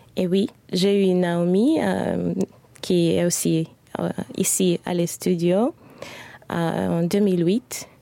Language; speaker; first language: French; non-native, fluent; Spanish